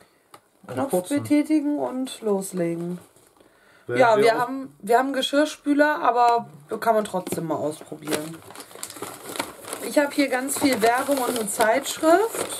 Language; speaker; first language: German; native; German